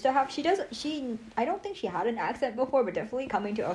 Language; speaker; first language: English; non-native, fluent; Vietnamese